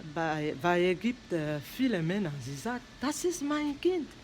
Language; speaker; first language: German; non-native, learner; French